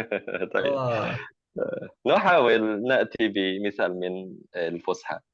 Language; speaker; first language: Arabic; non-native, fluent; Indonesian